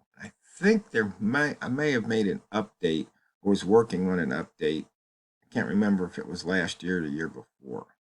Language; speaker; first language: English; native; English